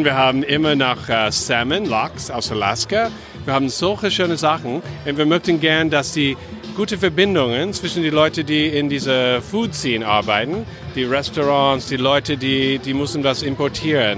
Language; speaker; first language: German; non-native, fluent; English